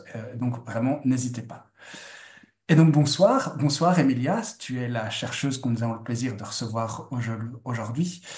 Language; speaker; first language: French; native; French